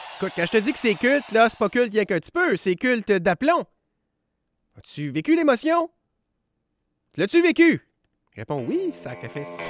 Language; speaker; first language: French; native; French